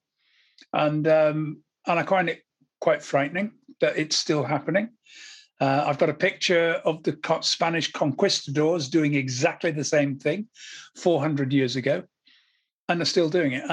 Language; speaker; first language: English; native; English